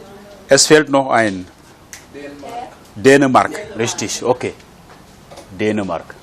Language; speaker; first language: German; non-native, fluent; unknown